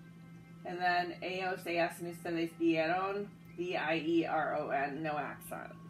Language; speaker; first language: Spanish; non-native, fluent; English